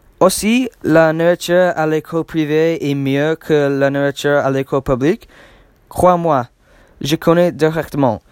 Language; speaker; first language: French; non-native, learner; English